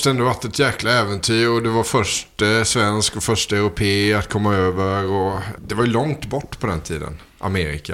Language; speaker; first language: Swedish; native; Swedish